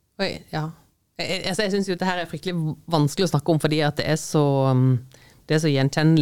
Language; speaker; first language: Norwegian; native; Norwegian